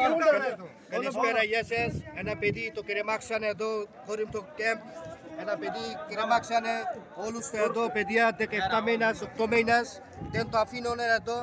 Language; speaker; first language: Greek; non-native, learner; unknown